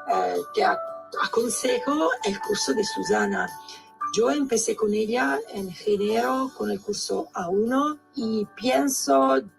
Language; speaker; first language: Spanish; non-native, learner; Italian